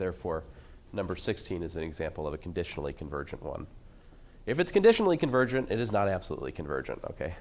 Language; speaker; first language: English; native; English